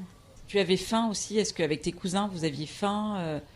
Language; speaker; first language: French; native; French